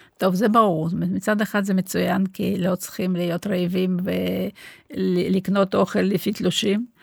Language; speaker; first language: Hebrew; non-native, fluent; Russian